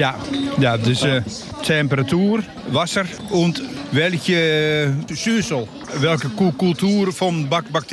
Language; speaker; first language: German; non-native, learner; Dutch